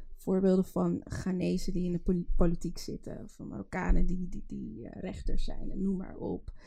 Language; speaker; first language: Dutch; early bilingual, other home language; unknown